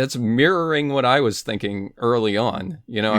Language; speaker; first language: English; native; English